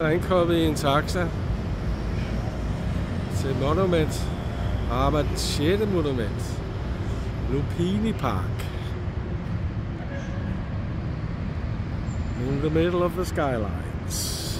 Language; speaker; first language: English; non-native, learner; Danish